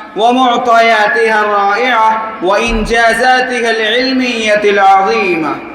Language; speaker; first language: Arabic; non-native, learner; Urdu